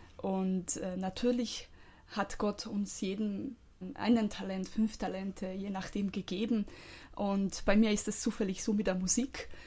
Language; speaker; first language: German; non-native, fluent; Croatian